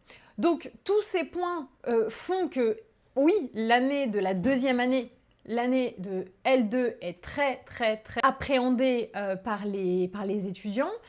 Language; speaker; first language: French; native; French